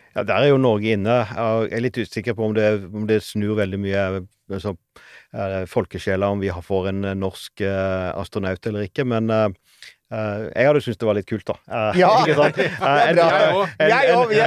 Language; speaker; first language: Norwegian; native; Norwegian